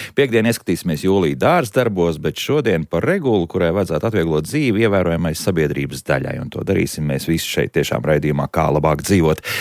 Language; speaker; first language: Latvian; native; Latvian